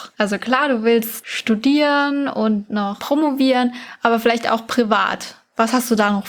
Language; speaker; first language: German; native; German